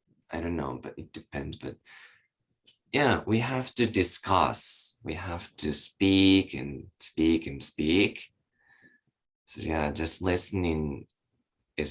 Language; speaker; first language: English; non-native, learner; Japanese